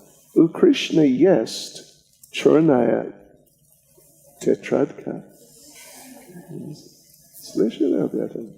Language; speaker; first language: Russian; non-native, learner; English